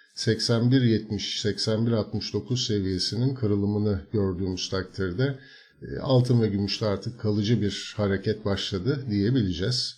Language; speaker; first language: Turkish; native; Turkish